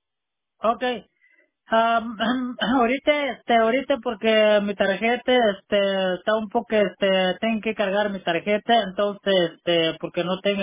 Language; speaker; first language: Spanish; non-native, local second language; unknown